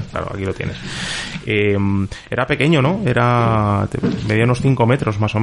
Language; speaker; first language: Spanish; native; Spanish